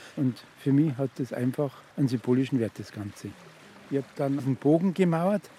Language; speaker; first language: German; native; German